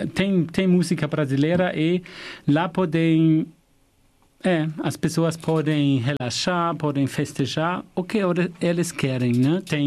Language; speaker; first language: Portuguese; non-native, fluent; German